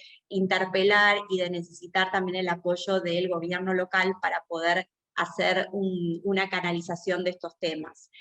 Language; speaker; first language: Spanish; native; Spanish